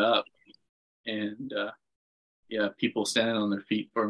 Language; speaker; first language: English; native; English